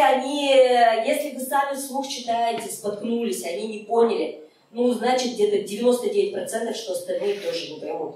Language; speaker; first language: Russian; native; Russian